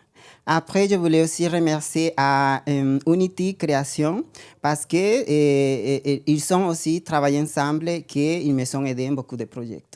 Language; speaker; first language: French; non-native, learner; Spanish